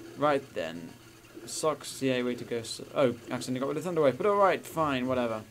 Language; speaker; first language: English; native; English